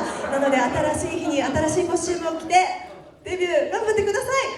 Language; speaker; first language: Japanese; native; Japanese